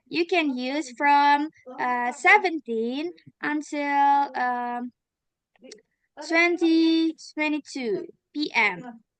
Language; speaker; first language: English; non-native, learner; Indonesian